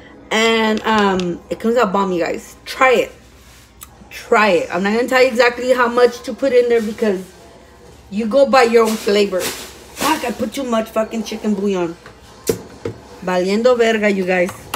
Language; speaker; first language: English; early bilingual, other home language; Spanish